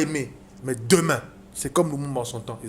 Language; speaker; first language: French; non-native, local second language; Lingala